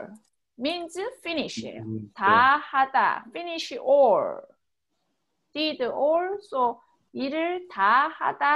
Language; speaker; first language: Korean; native; Korean